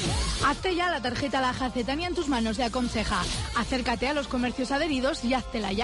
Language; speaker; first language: Spanish; native; Spanish